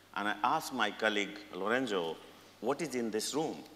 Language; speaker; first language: English; non-native, local second language; Hindi